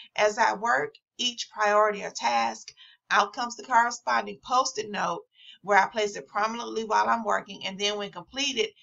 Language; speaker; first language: English; native; English